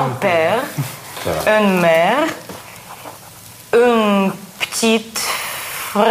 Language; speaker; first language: French; non-native, learner; Russian